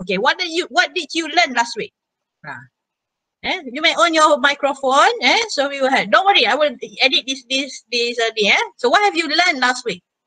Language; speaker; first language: English; non-native, local second language; Malay